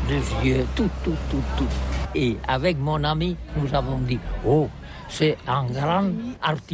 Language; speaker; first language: French; non-native, learner; Catalan